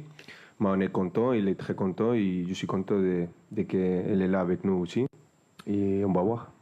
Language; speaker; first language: French; non-native, fluent; Spanish